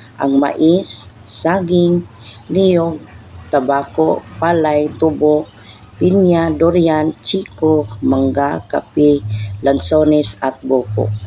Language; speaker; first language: Filipino; non-native, local second language; Cebuano